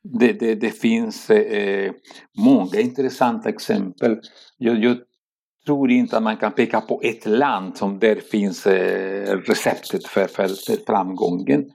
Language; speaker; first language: Swedish; non-native, fluent; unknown